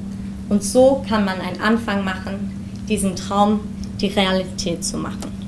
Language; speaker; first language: German; early bilingual, heritage; German